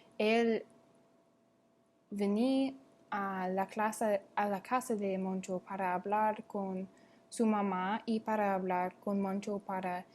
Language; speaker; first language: Spanish; non-native, learner; English